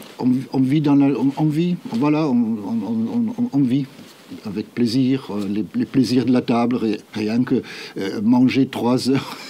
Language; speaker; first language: French; non-native, fluent; German